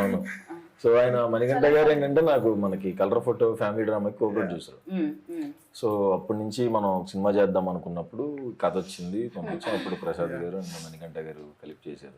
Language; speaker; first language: Telugu; native; Telugu